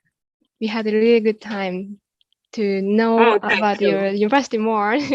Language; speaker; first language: English; non-native, fluent; Japanese